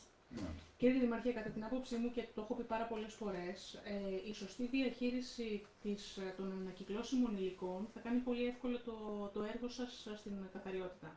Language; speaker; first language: Greek; native; Greek